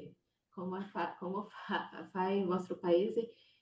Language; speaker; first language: Italian; non-native, fluent; Portuguese